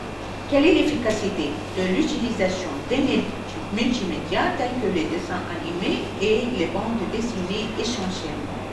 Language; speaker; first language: French; non-native, fluent; Arabic